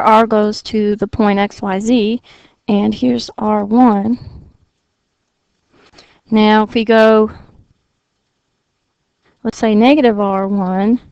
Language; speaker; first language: English; native; English